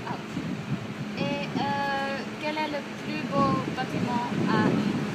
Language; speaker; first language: French; non-native, learner; Dutch